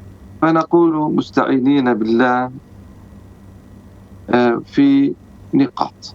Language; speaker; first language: Arabic; native; Arabic